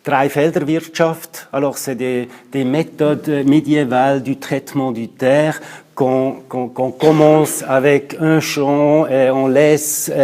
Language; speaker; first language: French; non-native, local second language; German